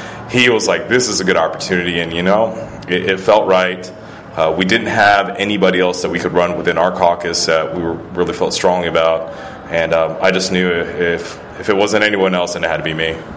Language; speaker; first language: English; early bilingual, other home language; Spanish